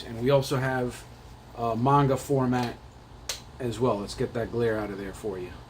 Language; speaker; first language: English; native; English